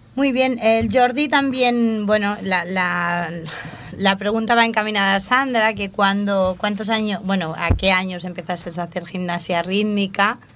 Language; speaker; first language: Spanish; non-native, local second language; Catalan